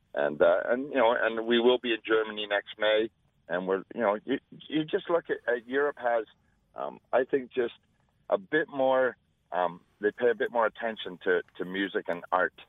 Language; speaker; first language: English; native; English